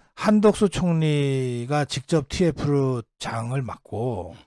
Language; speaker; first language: Korean; native; Korean